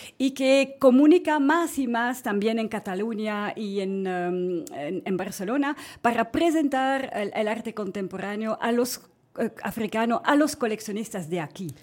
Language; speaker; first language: Spanish; non-native, fluent; French